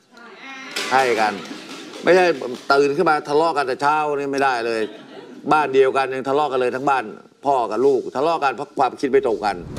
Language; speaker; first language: Thai; native; Thai